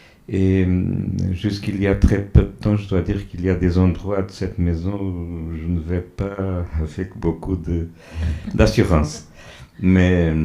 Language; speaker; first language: French; non-native, fluent; Portuguese